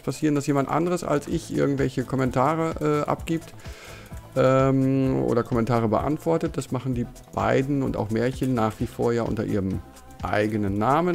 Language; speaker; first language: German; native; German